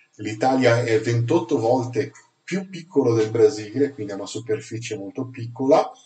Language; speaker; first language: Italian; non-native, fluent; Portuguese